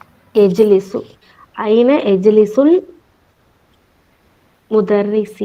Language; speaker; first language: Arabic; non-native, learner; Tamil